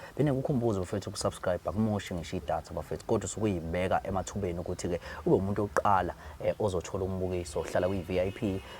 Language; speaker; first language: Zulu; native; Zulu